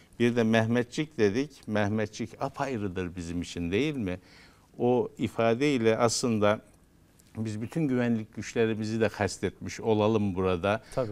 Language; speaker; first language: Turkish; native; Turkish